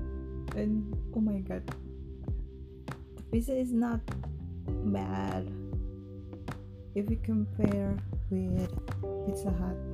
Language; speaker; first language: English; non-native, learner; Indonesian